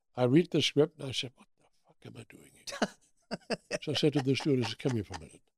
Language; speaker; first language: English; early bilingual, other home language; German